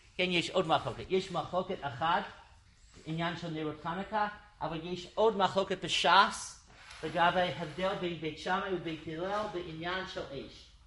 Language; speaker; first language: Hebrew; non-native, fluent; English